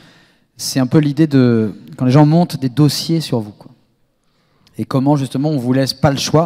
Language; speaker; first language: French; native; French